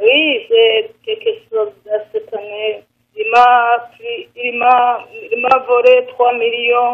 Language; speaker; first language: French; non-native, learner; Rundi